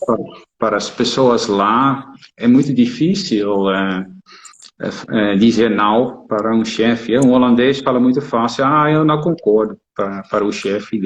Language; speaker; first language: Portuguese; non-native, fluent; Dutch